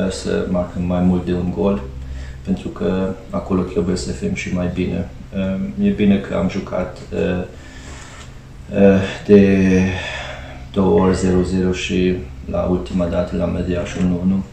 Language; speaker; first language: Romanian; non-native, fluent; Hungarian